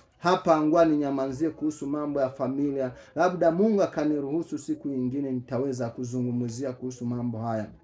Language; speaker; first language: Swahili; native; Swahili